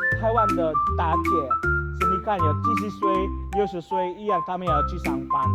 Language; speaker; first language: Chinese; non-native, learner; Filipino